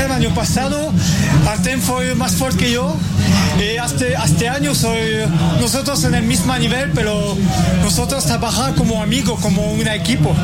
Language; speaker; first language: Portuguese; non-native, learner; French